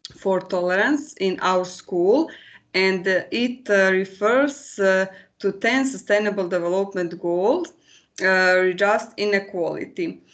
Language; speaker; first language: English; non-native, learner; Croatian